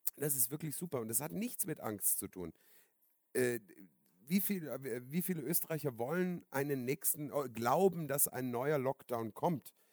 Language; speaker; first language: German; native; German